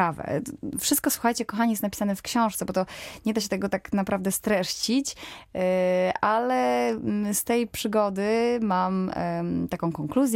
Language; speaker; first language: Polish; native; Polish